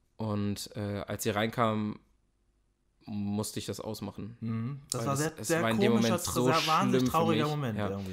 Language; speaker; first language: German; native; German